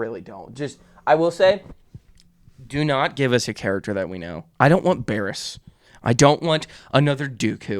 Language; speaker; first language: English; native; English